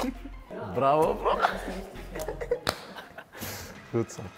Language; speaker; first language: German; non-native, fluent; Hungarian